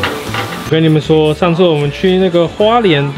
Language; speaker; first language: Chinese; native; Chinese